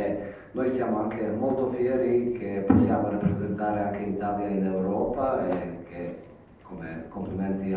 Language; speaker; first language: Italian; non-native, fluent; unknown